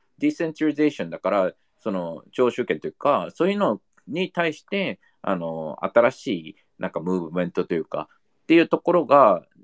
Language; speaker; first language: Japanese; non-native, fluent; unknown